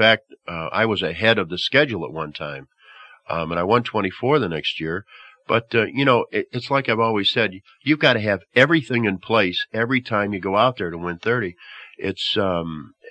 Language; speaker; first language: English; native; English